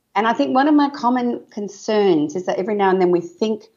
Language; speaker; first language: English; native; English